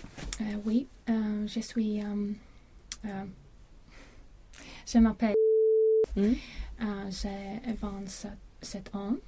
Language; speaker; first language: French; non-native, learner; Latvian